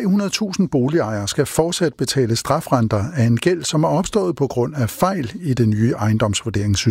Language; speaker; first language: Danish; native; Danish